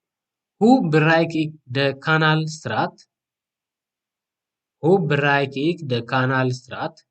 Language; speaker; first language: Dutch; non-native, fluent; Tigrinya